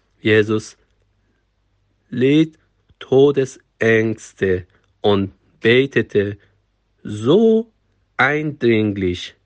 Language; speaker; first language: German; non-native, fluent; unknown